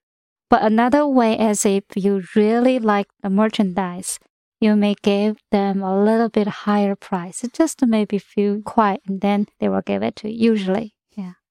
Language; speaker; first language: English; non-native, fluent; Chinese